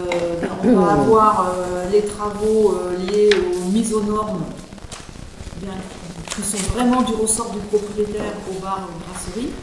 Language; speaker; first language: French; native; French